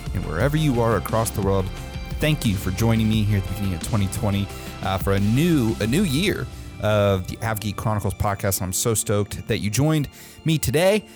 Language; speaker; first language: English; native; English